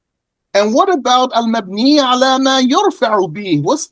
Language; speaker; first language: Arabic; non-native, fluent; English